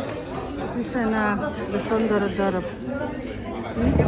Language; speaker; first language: Dutch; non-native, learner; Filipino